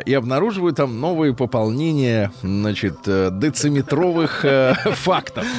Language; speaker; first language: Russian; native; Russian